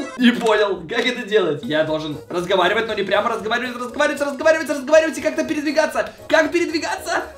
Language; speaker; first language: Russian; native; Russian